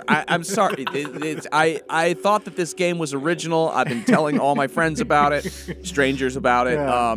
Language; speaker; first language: English; native; English